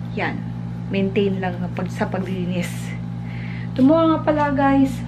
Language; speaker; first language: Filipino; native; Filipino